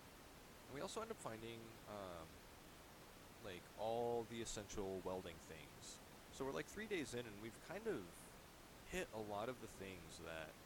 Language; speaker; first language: English; native; English